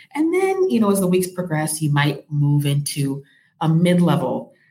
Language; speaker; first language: English; native; English